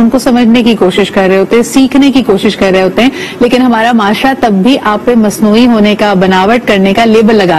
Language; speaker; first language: Urdu; native; Urdu